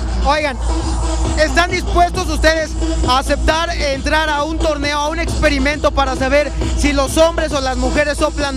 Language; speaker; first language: Spanish; native; Spanish